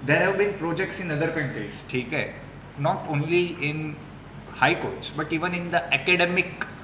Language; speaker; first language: Hindi; non-native, local second language; Gujarati